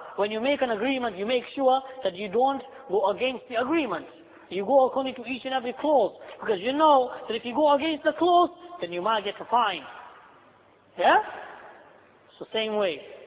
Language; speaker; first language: English; native; English